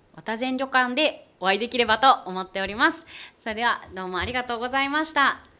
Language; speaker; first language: Japanese; native; Japanese